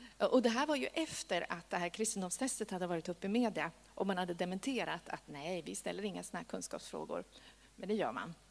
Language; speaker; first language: Swedish; native; Swedish